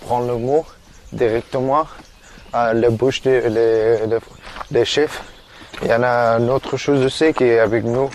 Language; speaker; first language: French; non-native, learner; Persian